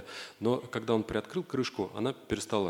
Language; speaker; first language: Russian; native; Russian